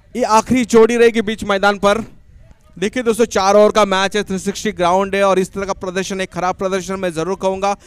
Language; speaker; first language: Hindi; non-native, local second language; Marathi